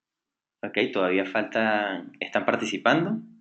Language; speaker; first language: Spanish; native; Spanish